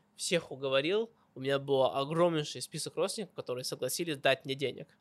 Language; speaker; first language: Russian; early bilingual, heritage; Russian